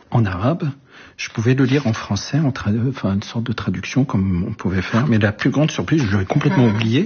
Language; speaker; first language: French; early bilingual, other home language; Arabic